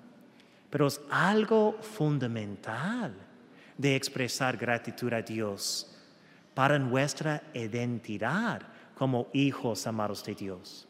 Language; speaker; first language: Spanish; non-native, fluent; English